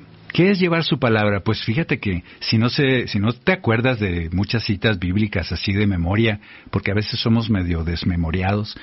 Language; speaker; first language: Spanish; native; Spanish